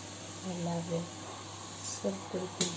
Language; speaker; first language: English; non-native, local second language; Filipino